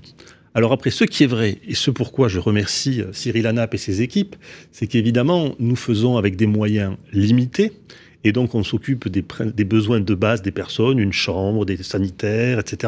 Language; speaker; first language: French; native; French